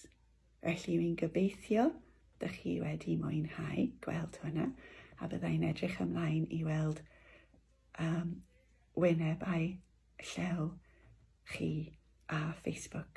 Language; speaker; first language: Welsh; non-native, local second language; English